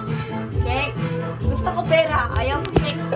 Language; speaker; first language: Filipino; non-native, learner; Japanese